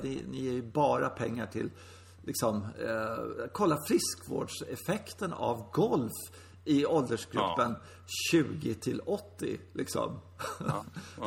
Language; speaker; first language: Swedish; native; Swedish